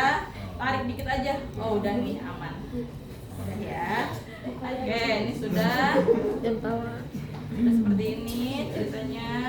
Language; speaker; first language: Indonesian; native; Indonesian